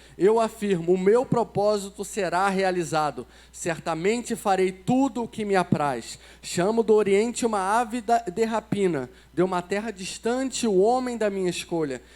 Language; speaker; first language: Portuguese; native; Portuguese